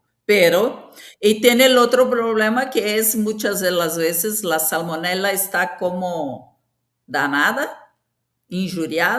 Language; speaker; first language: Spanish; non-native, fluent; Portuguese